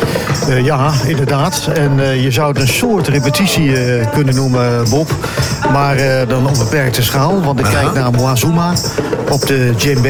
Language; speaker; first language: Dutch; native; Dutch